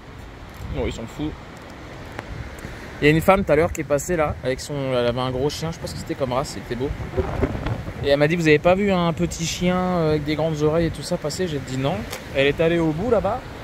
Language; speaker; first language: French; native; French